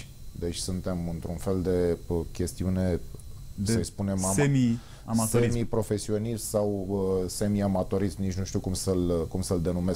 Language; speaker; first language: Romanian; native; Romanian